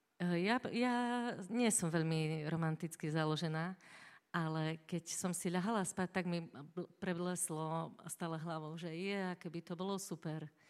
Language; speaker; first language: Slovak; native; Slovak